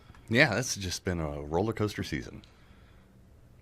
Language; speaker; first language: English; native; English